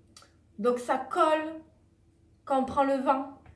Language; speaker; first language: French; native; French